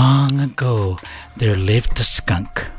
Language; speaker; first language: English; native; English